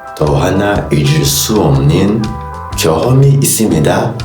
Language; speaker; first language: Korean; non-native, learner; Kinyarwanda